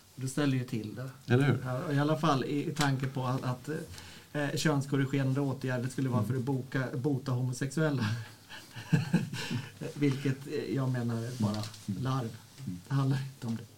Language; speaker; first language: Swedish; native; Swedish